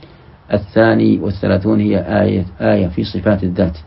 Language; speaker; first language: Arabic; native; Arabic